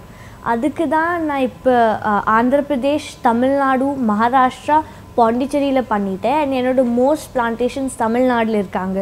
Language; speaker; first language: Tamil; non-native, local second language; Hindi